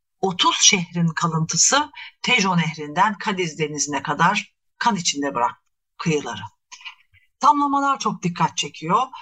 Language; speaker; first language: Turkish; native; Turkish